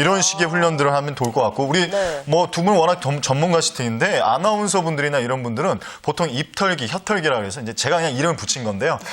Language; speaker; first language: Korean; native; Korean